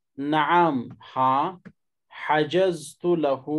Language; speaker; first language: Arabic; non-native, fluent; Urdu